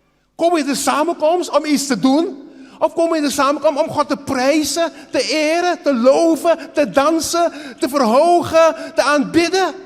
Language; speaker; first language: Dutch; non-native, local second language; Papiamento